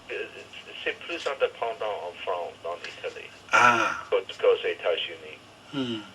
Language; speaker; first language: French; non-native, fluent; English